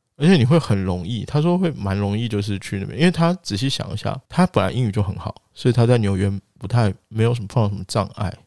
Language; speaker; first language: Chinese; non-native, local second language; Wu Chinese